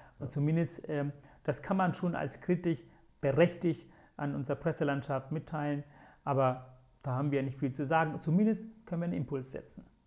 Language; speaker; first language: German; non-native, fluent; Tamil